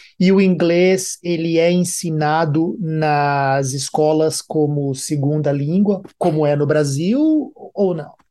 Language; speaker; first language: Portuguese; native; Portuguese